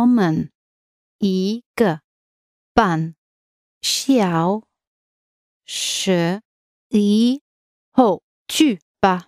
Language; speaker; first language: Chinese; non-native, learner; English